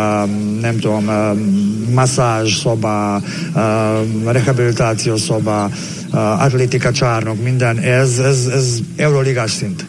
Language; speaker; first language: Hungarian; non-native, learner; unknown